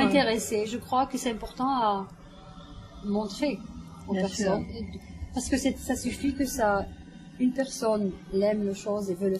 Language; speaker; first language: French; non-native, fluent; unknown